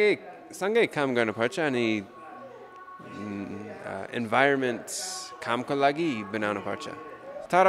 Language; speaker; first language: Nepali; non-native, learner; English